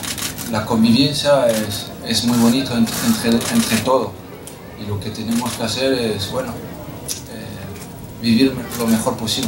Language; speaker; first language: Spanish; non-native, fluent; French